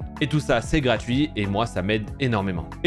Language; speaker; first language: French; native; French